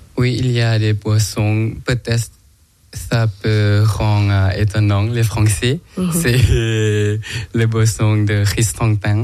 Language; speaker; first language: French; non-native, learner; Thai